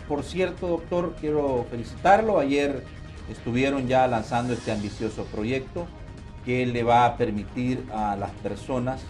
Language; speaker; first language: Spanish; native; Spanish